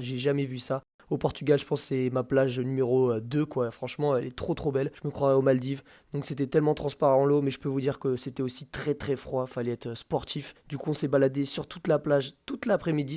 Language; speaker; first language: French; native; French